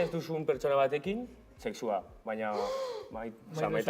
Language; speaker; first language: Basque; non-native, local second language; Spanish